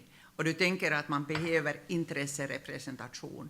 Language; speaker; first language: Swedish; non-native, local second language; Finnish